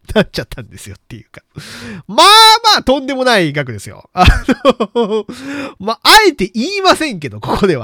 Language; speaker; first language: Japanese; native; Japanese